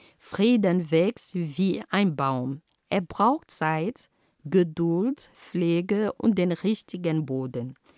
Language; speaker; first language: German; non-native, fluent; Ghomala